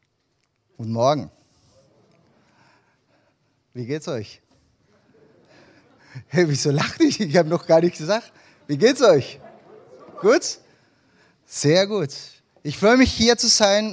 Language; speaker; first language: German; early bilingual, other home language; Spanish